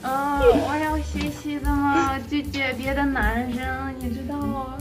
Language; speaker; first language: Chinese; non-native, learner; Russian